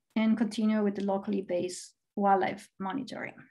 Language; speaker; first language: English; non-native, fluent; Spanish